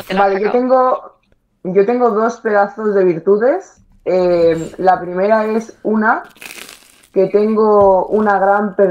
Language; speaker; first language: Spanish; native; Spanish